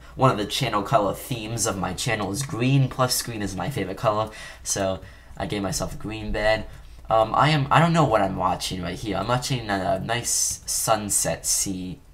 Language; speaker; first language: English; native; English